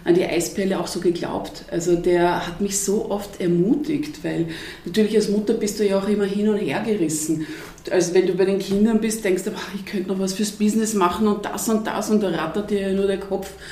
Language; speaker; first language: German; native; German